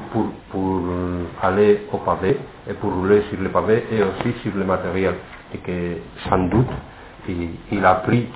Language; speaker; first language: French; non-native, fluent; Spanish